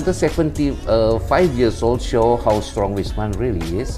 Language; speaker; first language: English; non-native, learner; Indonesian